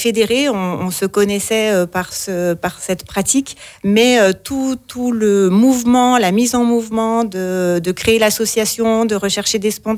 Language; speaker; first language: French; native; French